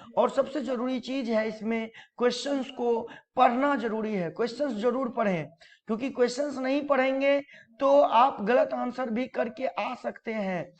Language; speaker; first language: Hindi; native; Hindi